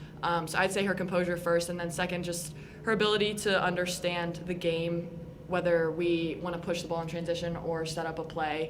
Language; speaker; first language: English; native; English